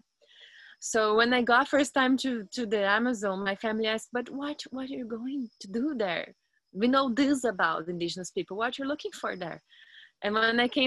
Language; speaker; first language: English; non-native, fluent; Portuguese